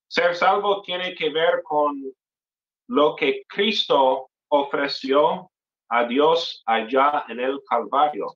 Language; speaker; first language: Spanish; non-native, fluent; English